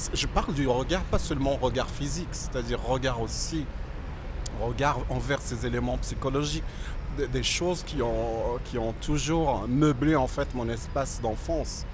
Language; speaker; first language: French; non-native, local second language; Berber languages